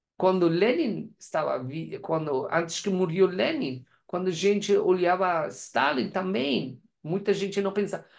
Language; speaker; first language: Portuguese; non-native, learner; Persian